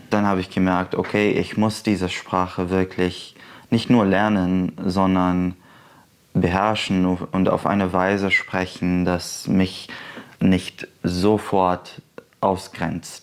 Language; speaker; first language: German; non-native, fluent; Arabic